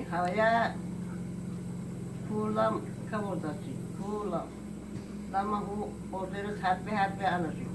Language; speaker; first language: Hebrew; non-native, learner; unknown